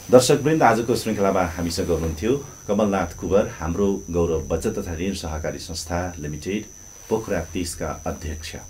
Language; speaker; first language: Nepali; native; Nepali